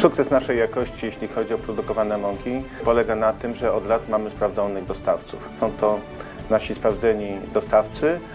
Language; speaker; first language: Polish; native; Polish